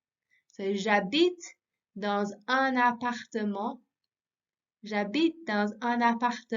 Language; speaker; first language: French; non-native, fluent; English